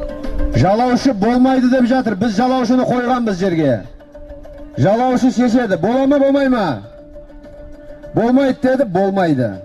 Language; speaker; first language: Kazakh; native; Kazakh